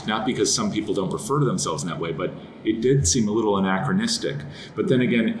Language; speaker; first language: English; native; English